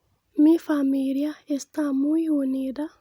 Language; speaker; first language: Spanish; non-native, fluent; Haitian Creole